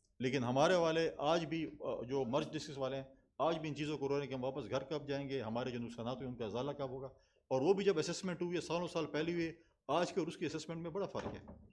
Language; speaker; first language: Urdu; non-native, local second language; Pashto